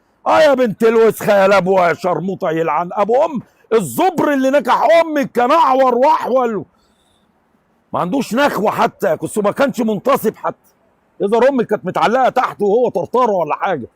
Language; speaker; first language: Arabic; native; Arabic